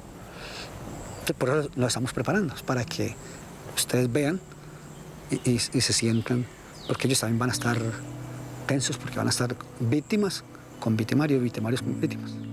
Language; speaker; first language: Spanish; native; Spanish